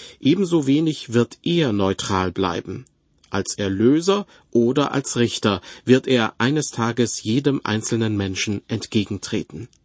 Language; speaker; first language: German; native; German